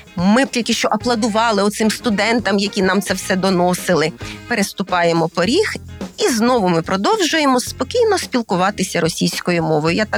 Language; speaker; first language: Ukrainian; native; Ukrainian